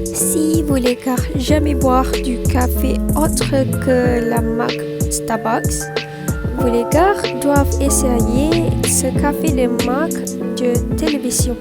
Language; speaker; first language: French; non-native, learner; Malay